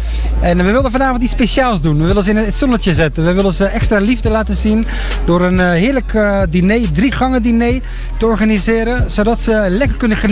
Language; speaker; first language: Dutch; native; Dutch